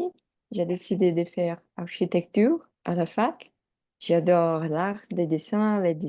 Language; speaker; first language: French; non-native, learner; Portuguese